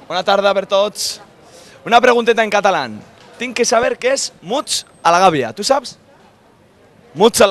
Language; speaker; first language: Catalan; non-native, learner; Spanish